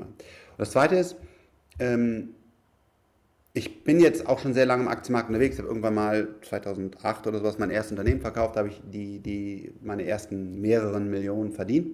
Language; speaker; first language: German; native; German